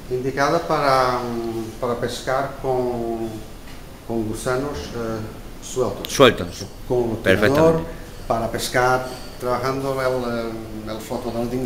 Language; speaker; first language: Spanish; non-native, learner; Portuguese